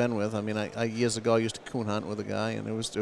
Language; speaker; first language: English; native; English